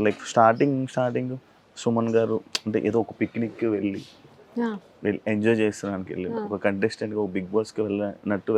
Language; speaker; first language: Telugu; native; Telugu